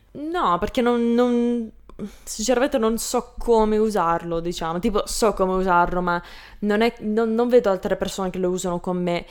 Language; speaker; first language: Italian; non-native, fluent; English